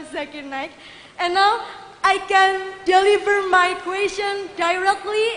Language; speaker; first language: English; non-native, fluent; Indonesian